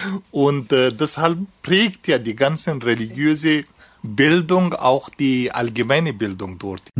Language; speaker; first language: German; non-native, fluent; Pashto